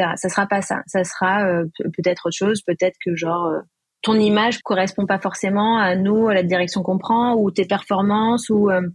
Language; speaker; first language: French; native; French